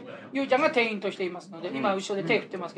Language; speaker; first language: Japanese; native; Japanese